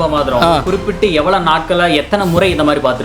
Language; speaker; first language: Tamil; native; Tamil